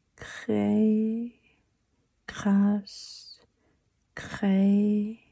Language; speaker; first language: French; non-native, learner; Chinese